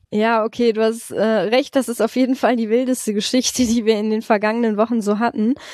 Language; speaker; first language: German; native; German